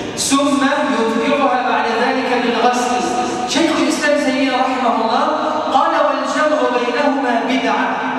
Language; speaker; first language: Arabic; native; Arabic